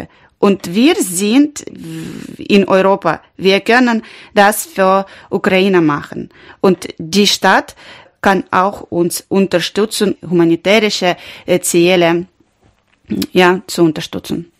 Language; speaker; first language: German; non-native, learner; Ukrainian